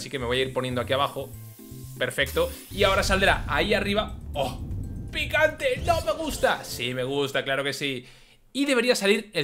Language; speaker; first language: Spanish; native; Spanish